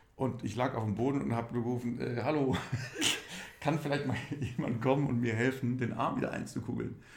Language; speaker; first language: German; native; German